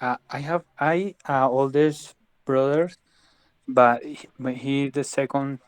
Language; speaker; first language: English; non-native, learner; Spanish